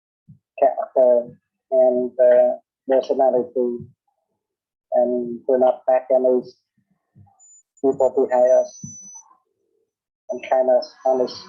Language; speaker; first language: English; non-native, learner; Vietnamese